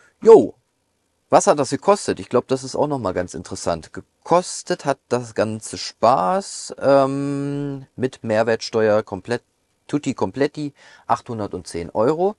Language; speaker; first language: German; native; German